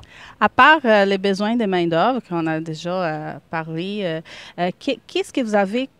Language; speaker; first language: French; native; French